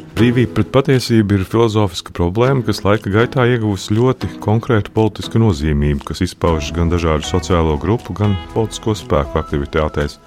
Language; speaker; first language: Latvian; native; Latvian